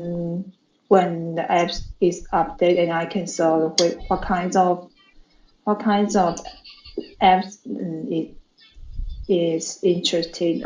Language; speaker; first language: English; non-native, learner; Chinese